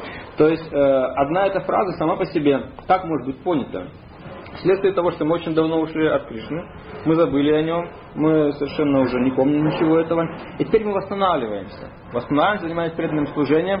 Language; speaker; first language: Russian; native; Russian